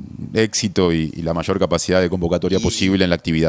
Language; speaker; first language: Spanish; native; Spanish